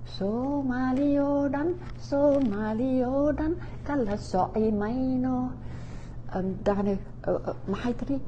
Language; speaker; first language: Somali; non-native, fluent; Arabic